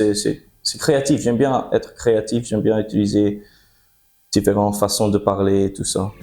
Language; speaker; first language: French; early bilingual, heritage; French